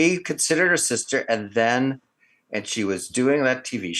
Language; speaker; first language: English; native; English